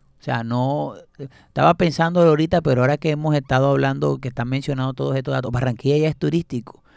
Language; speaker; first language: Spanish; native; Spanish